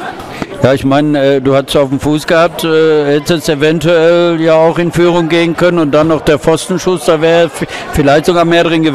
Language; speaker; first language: German; native; German